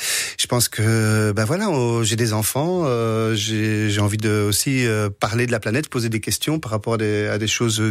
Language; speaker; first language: French; native; French